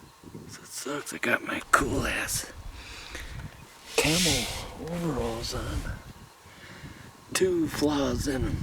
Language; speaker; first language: English; native; English